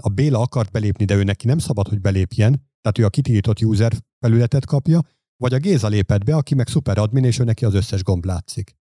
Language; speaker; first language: Hungarian; native; Hungarian